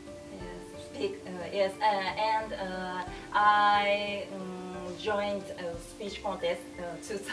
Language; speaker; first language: English; non-native, learner; Japanese